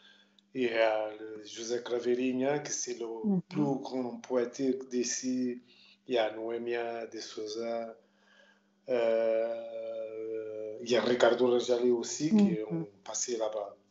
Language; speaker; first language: French; non-native, local second language; Portuguese